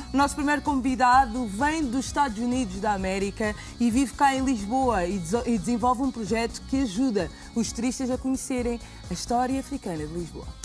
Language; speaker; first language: Portuguese; native; Portuguese